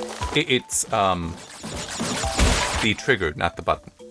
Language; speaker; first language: English; native; English